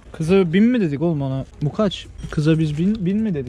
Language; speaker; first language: Turkish; native; Turkish